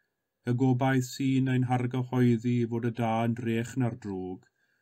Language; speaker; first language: Welsh; native; Welsh